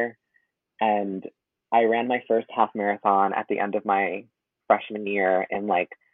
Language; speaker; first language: English; native; English